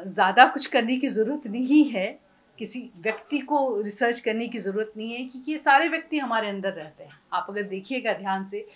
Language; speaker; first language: Hindi; native; Hindi